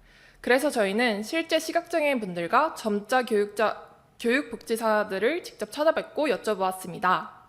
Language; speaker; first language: Korean; native; Korean